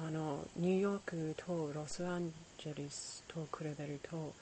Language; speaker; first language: Japanese; non-native, learner; English